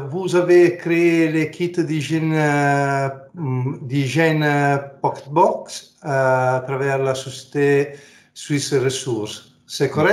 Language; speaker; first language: French; non-native, learner; Italian